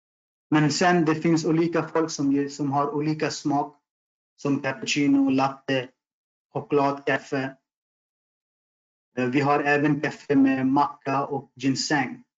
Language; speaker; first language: Swedish; non-native, fluent; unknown